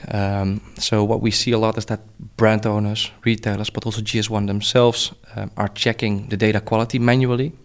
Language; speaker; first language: English; non-native, fluent; Dutch